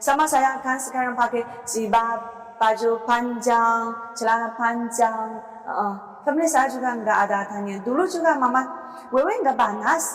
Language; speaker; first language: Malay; non-native, learner; Chinese